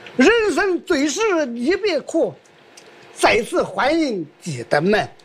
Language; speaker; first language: Chinese; native; Chinese